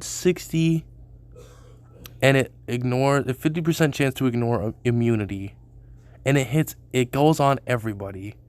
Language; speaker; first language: English; native; English